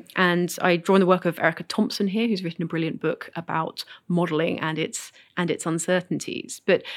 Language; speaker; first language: English; native; English